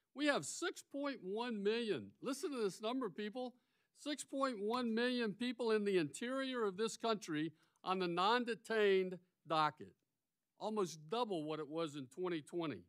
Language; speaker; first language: English; native; English